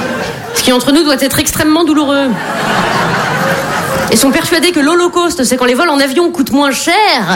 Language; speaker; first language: French; native; French